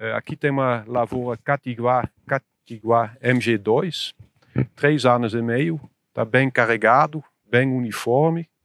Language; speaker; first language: Portuguese; non-native, fluent; Dutch